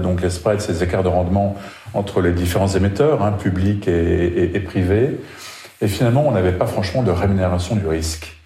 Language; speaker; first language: French; native; French